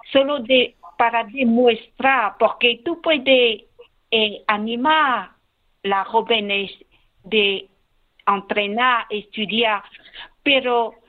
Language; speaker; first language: Spanish; non-native, learner; Khmer